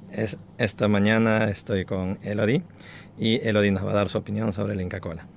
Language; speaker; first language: Spanish; native; Spanish